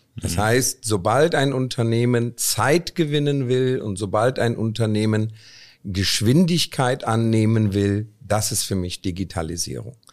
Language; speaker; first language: German; early bilingual, other home language; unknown